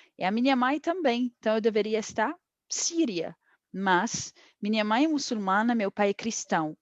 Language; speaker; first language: Portuguese; non-native, fluent; Arabic